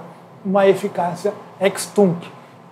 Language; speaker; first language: Portuguese; native; Portuguese